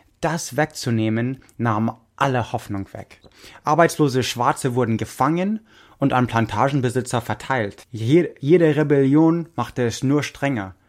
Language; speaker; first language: German; non-native, fluent; English